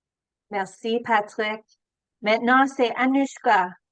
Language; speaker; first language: French; non-native, learner; English